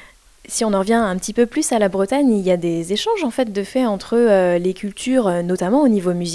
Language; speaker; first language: French; native; French